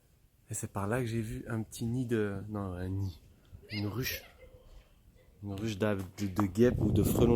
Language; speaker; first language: French; native; French